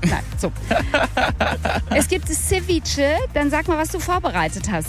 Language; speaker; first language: German; native; German